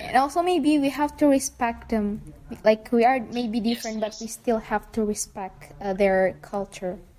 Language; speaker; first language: English; non-native, fluent; Indonesian